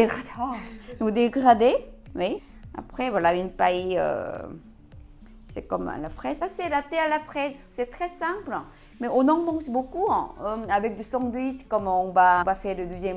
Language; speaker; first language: French; non-native, learner; Korean